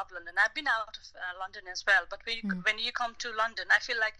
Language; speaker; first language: English; non-native, local second language; Nepali